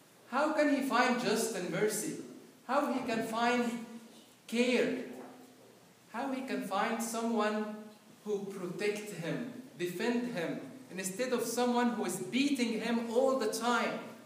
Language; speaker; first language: English; non-native, fluent; Arabic